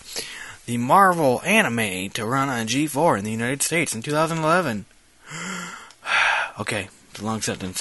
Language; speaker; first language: English; native; English